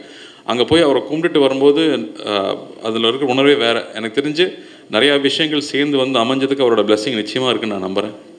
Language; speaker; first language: Tamil; native; Tamil